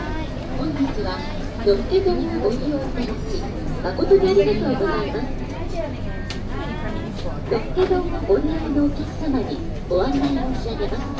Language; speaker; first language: Japanese; native; Japanese